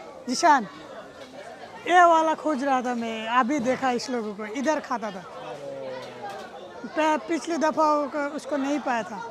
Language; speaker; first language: Hindi; non-native, learner; Bangla